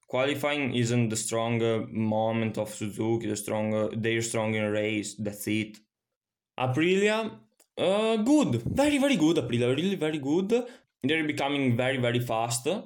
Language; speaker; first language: English; non-native, fluent; Italian